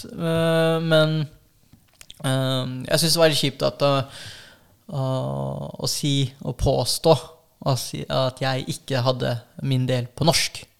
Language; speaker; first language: Norwegian; early bilingual, other home language; Filipino